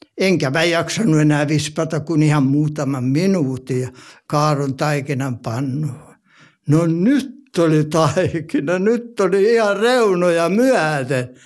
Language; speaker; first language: Finnish; native; Finnish